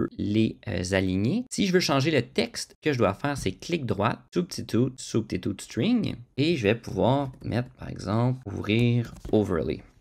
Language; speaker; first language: French; native; French